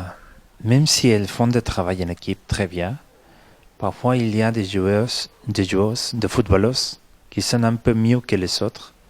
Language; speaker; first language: French; non-native, fluent; Spanish